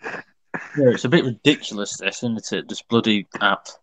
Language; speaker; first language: English; native; English